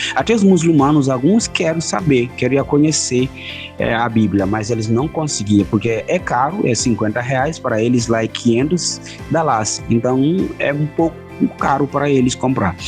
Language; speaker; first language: Portuguese; non-native, fluent; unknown